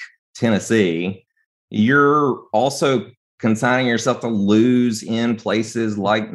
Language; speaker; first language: English; native; English